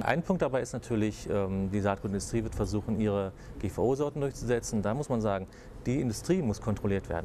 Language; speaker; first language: German; native; German